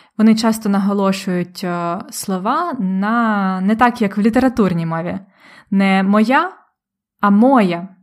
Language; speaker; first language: Ukrainian; native; Ukrainian